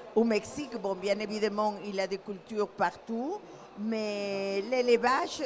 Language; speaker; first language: French; non-native, fluent; Spanish